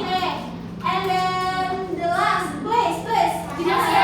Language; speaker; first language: English; non-native, learner; Indonesian